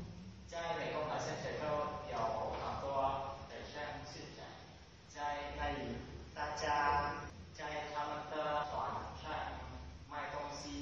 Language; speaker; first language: Chinese; non-native, learner; Vietnamese